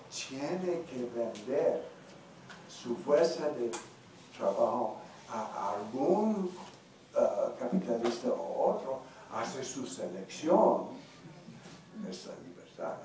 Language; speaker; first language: Spanish; non-native, learner; English